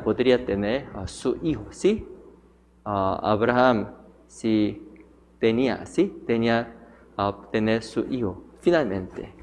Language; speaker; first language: Spanish; non-native, learner; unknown